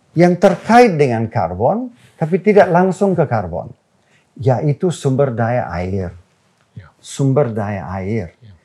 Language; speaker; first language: Indonesian; non-native, fluent; English